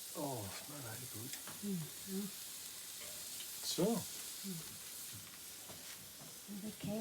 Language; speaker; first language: English; non-native, learner; Swedish